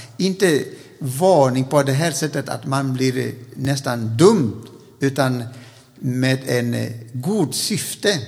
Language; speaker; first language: Swedish; non-native, fluent; Spanish